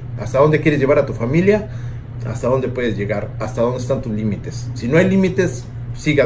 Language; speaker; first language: Spanish; native; Spanish